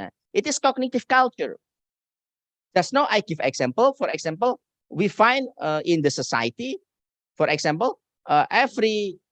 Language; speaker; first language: English; non-native, learner; Indonesian